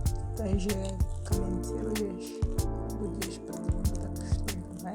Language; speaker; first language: Russian; non-native, learner; English